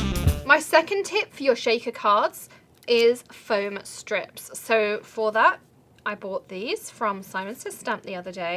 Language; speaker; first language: English; native; English